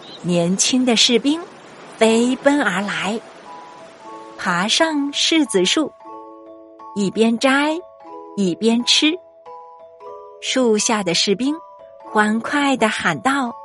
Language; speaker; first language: Chinese; native; Chinese